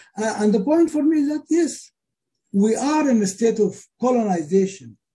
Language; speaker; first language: English; non-native, fluent; Arabic